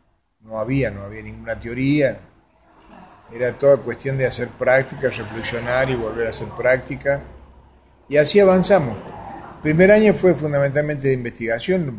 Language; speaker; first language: Spanish; native; Spanish